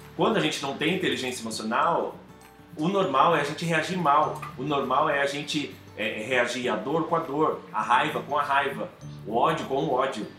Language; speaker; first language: Portuguese; native; Portuguese